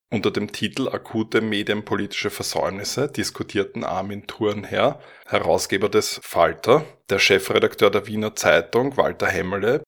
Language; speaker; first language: German; native; German